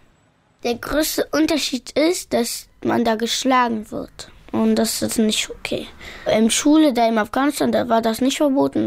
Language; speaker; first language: German; early bilingual, other home language; Pashto